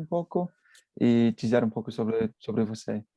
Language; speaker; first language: Portuguese; non-native, learner; English